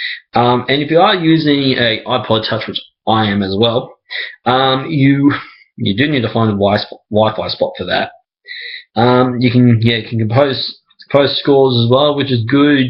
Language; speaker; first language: English; native; English